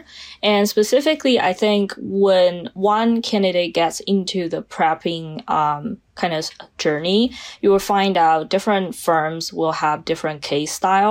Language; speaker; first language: English; non-native, fluent; Chinese